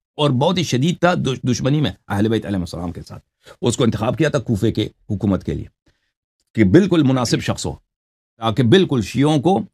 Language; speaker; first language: Urdu; non-native, local second language; Balti